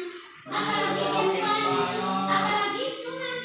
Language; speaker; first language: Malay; non-native, local second language; Minangkabau